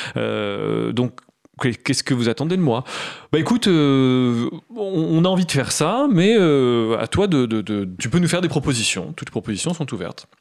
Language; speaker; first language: French; native; French